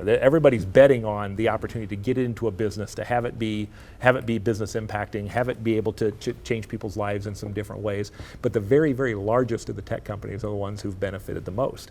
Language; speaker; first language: English; native; English